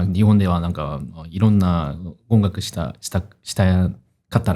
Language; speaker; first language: Japanese; non-native, fluent; Korean